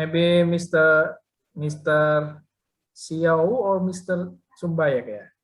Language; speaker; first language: English; non-native, learner; Indonesian